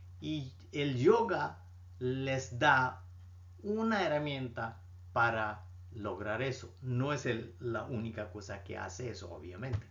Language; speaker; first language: Spanish; non-native, fluent; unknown